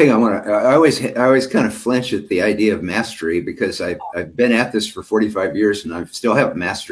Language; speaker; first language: English; native; English